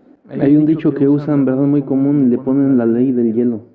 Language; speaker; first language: Spanish; native; Spanish